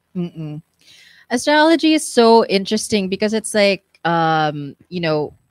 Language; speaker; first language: English; non-native, local second language; Filipino